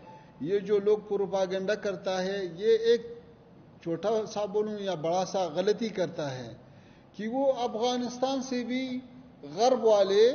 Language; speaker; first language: Hindi; non-native, learner; Pashto